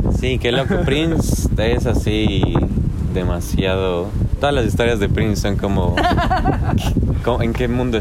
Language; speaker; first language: Spanish; native; Spanish